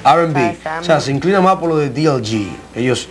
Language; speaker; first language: Spanish; native; Spanish